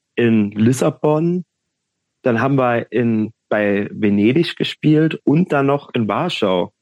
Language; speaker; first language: German; native; German